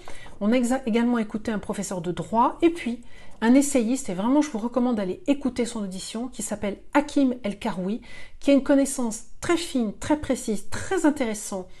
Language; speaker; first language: French; native; French